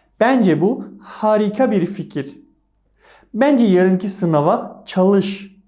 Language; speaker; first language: Turkish; non-native, fluent; Persian